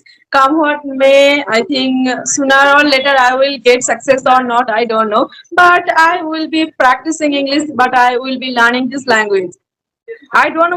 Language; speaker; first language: English; non-native, learner; Bangla